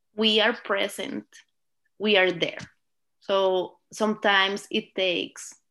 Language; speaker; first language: English; non-native, fluent; Spanish